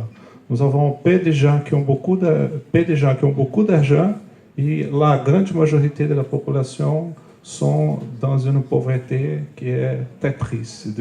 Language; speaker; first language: French; non-native, fluent; Portuguese